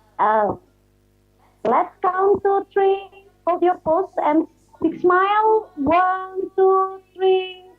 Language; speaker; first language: English; non-native, fluent; Indonesian